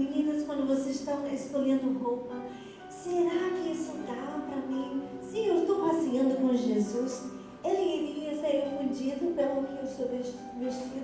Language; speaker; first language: Portuguese; non-native, fluent; English